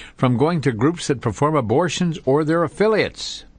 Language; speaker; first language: English; native; English